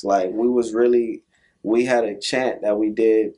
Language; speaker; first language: English; native; English